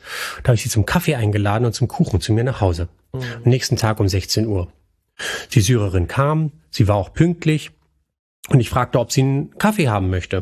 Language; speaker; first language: German; native; German